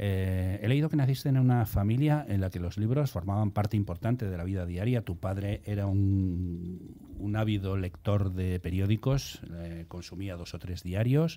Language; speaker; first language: Spanish; native; Spanish